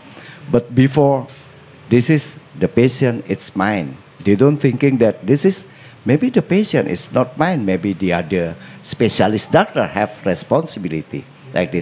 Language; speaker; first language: English; non-native, learner; Indonesian